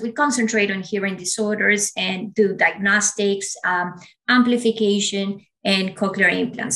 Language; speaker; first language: English; non-native, fluent; Spanish